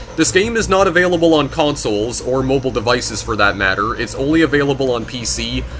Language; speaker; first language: English; native; English